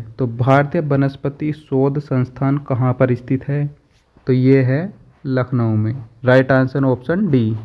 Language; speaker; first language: Hindi; native; Hindi